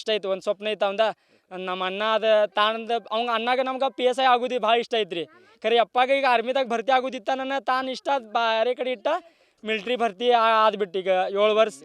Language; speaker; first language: Kannada; non-native, local second language; Marathi